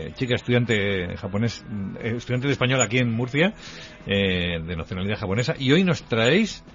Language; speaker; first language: Spanish; native; Spanish